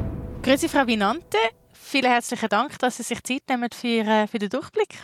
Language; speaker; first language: German; native; German